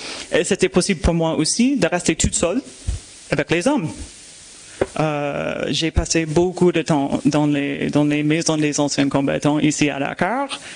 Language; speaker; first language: French; non-native, fluent; English